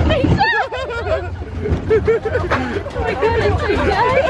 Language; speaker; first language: English; native; English